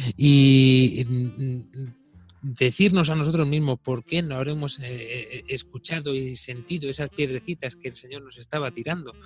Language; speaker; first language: Spanish; native; Spanish